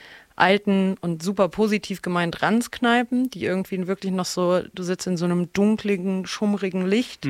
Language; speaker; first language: German; native; German